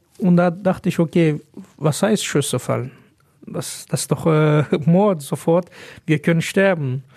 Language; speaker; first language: German; non-native, fluent; Pashto